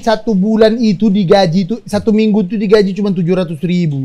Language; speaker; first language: Indonesian; native; Indonesian